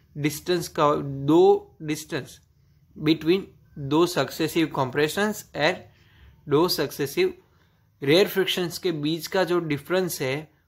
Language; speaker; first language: Hindi; non-native, local second language; Gujarati